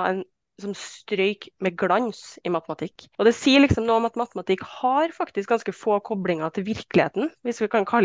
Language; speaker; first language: Norwegian; native; Norwegian